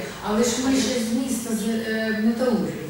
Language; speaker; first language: Ukrainian; non-native, local second language; Russian